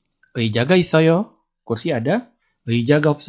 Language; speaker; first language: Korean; non-native, fluent; Indonesian